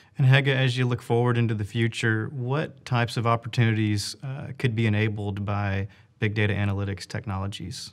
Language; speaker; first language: English; native; English